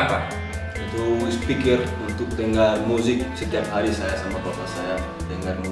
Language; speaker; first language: Indonesian; non-native, fluent; Portuguese